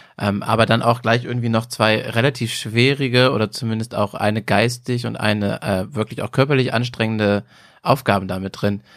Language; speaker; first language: German; native; German